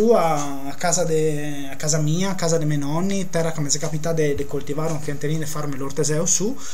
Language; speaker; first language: Italian; non-native, local second language; Venetian